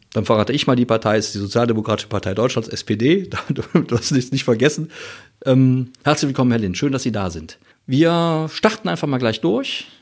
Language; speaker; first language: German; native; German